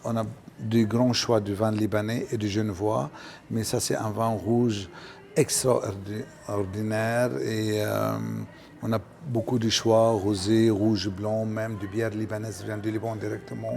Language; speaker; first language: French; non-native, local second language; Arabic